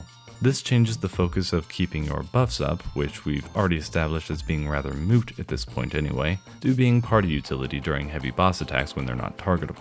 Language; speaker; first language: English; native; English